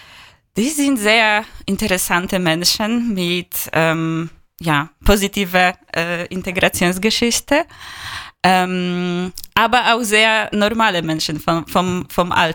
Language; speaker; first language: German; non-native, fluent; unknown